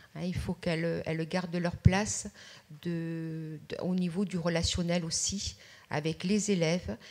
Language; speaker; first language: French; native; French